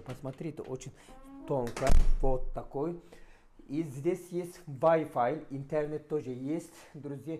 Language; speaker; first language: Russian; non-native, fluent; Turkish